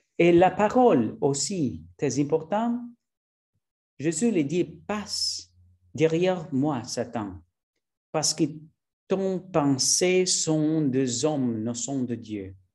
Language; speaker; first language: French; non-native, learner; Spanish